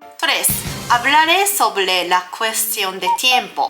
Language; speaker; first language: Spanish; non-native, learner; Japanese